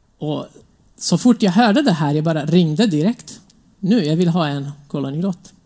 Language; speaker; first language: Swedish; non-native, fluent; Kurdish